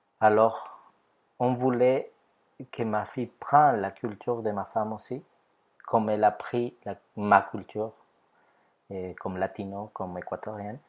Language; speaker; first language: French; non-native, fluent; Spanish